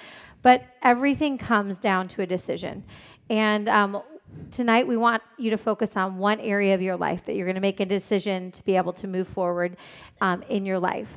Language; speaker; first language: English; native; English